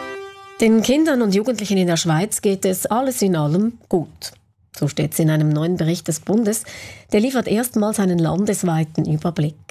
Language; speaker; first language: German; native; German